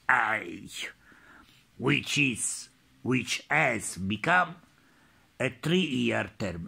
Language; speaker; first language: English; non-native, learner; Italian